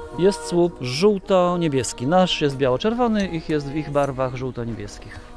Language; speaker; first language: Polish; native; Polish